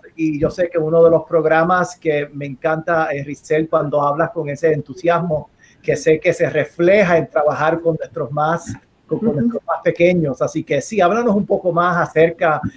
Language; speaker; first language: Spanish; native; Spanish